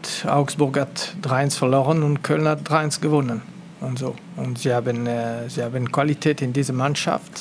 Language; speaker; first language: German; non-native, local second language; French